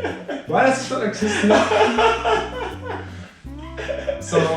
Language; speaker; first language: English; non-native, fluent; German